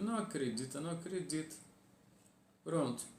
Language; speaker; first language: Portuguese; non-native, fluent; Arabic